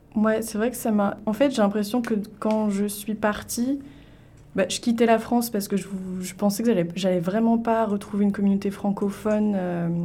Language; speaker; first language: French; native; French